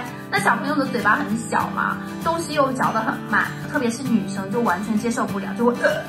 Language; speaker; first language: Chinese; native; Chinese